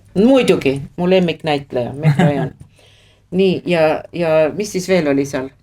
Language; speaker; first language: Estonian; native; Estonian